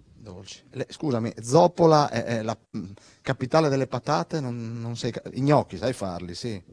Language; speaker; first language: Italian; native; Italian